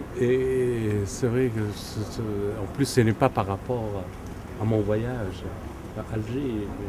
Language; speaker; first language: French; non-native, fluent; Persian